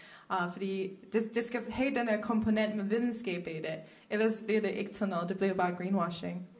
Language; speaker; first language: Danish; non-native, fluent; Dutch